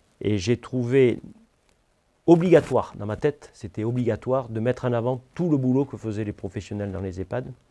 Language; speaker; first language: French; native; French